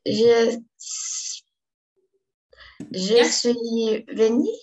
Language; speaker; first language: French; non-native, learner; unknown